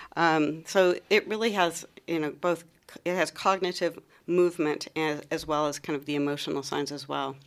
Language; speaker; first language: English; native; English